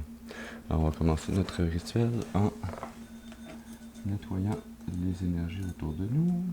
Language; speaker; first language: French; native; French